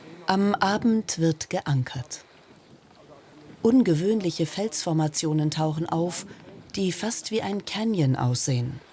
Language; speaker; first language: German; native; German